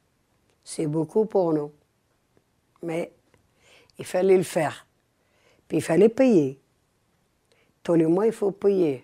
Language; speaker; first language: French; early bilingual, other home language; Arabic